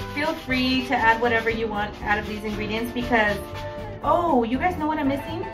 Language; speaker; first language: English; early bilingual, other home language; Spanish